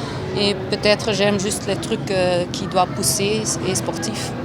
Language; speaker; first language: French; non-native, fluent; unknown